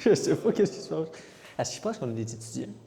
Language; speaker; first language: French; native; French